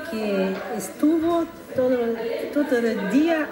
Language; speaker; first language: Spanish; non-native, learner; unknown